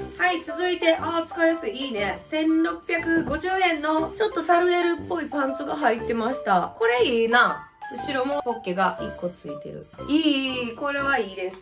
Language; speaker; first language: Japanese; native; Japanese